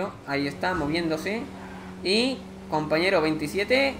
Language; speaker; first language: Spanish; native; Spanish